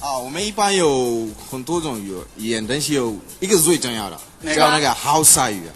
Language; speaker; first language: Chinese; non-native, fluent; Hausa